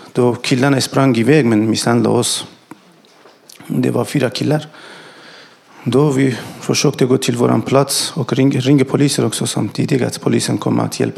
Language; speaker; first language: Swedish; non-native, learner; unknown